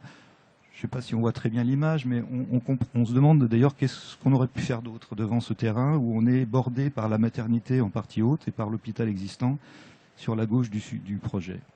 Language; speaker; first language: French; native; French